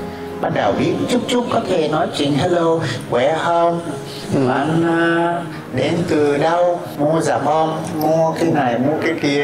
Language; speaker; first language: Vietnamese; non-native, learner; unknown